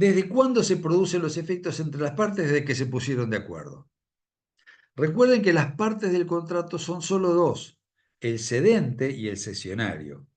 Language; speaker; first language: Spanish; native; Spanish